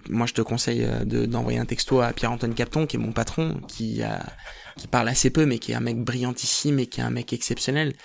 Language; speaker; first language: French; early bilingual, other home language; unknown